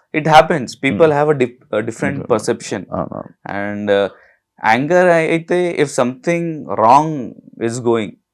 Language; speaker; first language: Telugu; non-native, learner; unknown